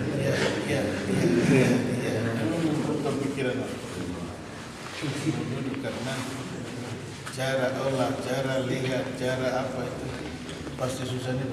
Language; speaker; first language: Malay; non-native, local second language; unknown